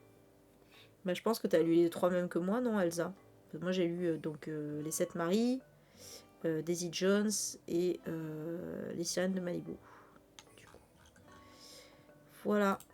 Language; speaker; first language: French; native; French